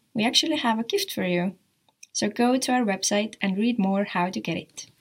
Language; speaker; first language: English; non-native, fluent; Estonian